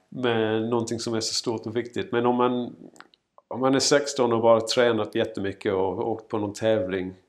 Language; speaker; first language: Swedish; non-native, fluent; English